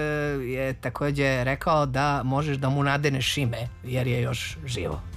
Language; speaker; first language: Serbian; native; Serbian